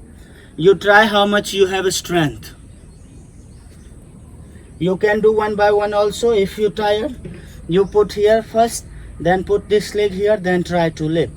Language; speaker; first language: English; non-native, local second language; Hindi